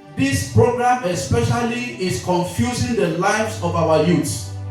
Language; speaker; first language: English; non-native, local second language; Yoruba